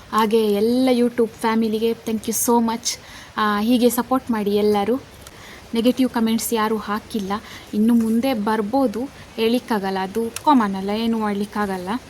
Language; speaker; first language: Kannada; non-native, local second language; Tulu